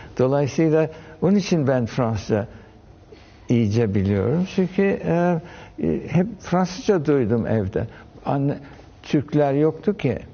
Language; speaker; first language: Turkish; early bilingual, heritage; French